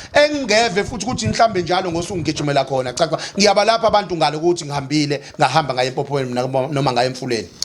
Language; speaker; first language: Zulu; native; Zulu